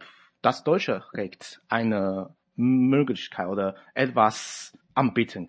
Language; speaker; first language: German; non-native, fluent; Chinese